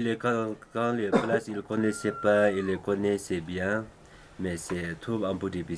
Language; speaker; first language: French; non-native, learner; Sherpa